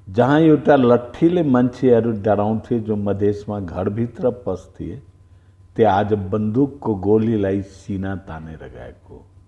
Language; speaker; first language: Nepali; non-native, local second language; Bhojpuri